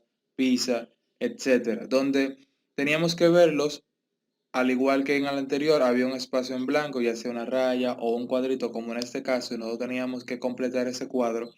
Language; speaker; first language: Spanish; native; Spanish